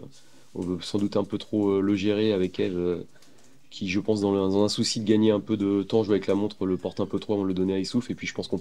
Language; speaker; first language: French; native; French